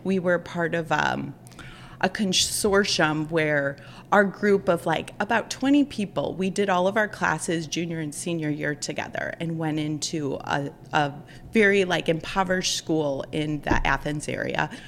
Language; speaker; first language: English; native; English